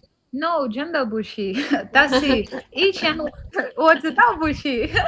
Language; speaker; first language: Chinese; non-native, learner; Portuguese